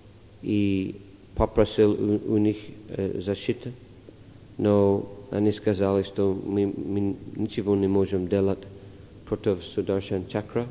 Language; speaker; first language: Russian; non-native, fluent; English